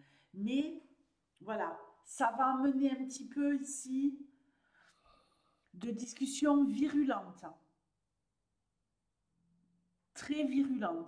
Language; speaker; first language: French; native; French